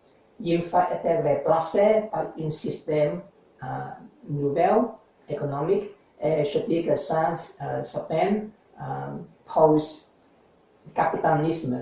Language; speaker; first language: French; non-native, learner; English